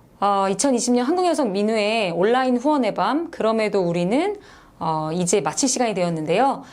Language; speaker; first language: Korean; native; Korean